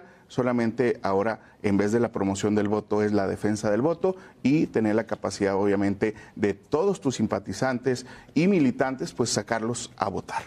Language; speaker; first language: Spanish; native; Spanish